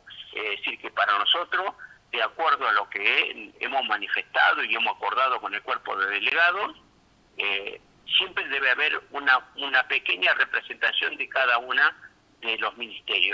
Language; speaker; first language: Spanish; native; Spanish